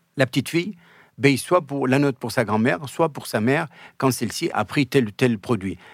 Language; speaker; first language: French; non-native, fluent; Arabic